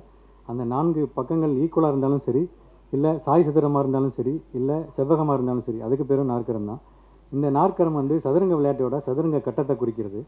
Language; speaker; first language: Tamil; native; Tamil